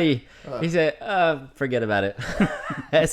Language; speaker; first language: Portuguese; non-native, fluent; English